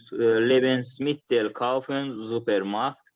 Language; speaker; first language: German; non-native, learner; Azerbaijani